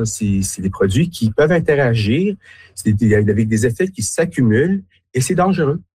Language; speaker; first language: French; native; French